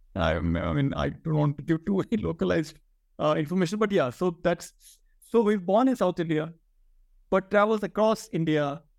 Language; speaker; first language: English; non-native, local second language; Hindi